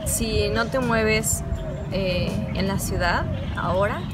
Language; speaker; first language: Spanish; native; Spanish